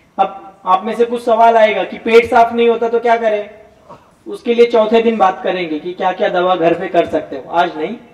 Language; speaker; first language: Hindi; non-native, local second language; Gujarati